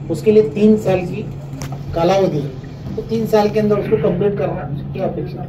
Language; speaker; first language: Hindi; non-native, local second language; Marathi